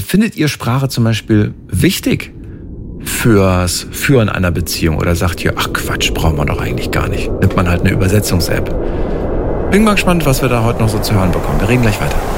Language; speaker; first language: German; native; German